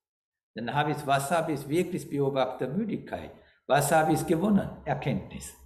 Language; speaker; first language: German; non-native, fluent; Sinhala